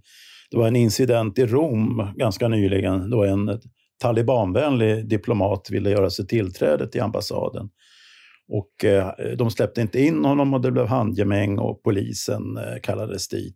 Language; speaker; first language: Swedish; native; Swedish